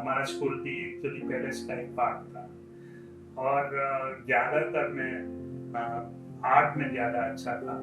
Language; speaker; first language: Hindi; non-native, local second language; Gujarati